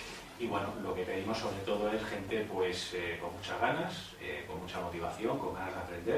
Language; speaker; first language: Spanish; native; Spanish